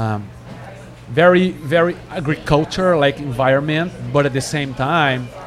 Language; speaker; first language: English; non-native, fluent; Portuguese